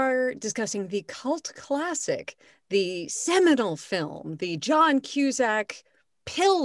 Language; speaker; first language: English; native; English